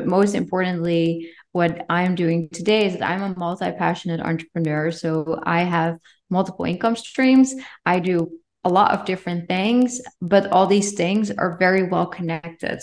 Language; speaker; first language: English; non-native, fluent; Dutch